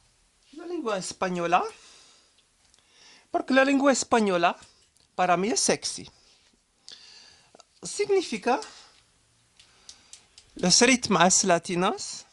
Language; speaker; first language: Spanish; non-native, learner; French